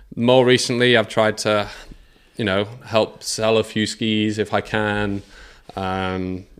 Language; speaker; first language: English; native; English